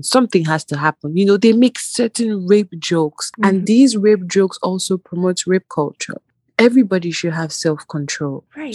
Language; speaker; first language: English; non-native, local second language; Igbo